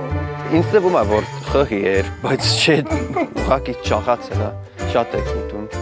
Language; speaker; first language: Armenian; non-native, learner; English